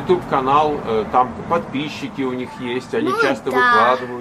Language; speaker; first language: Russian; native; Russian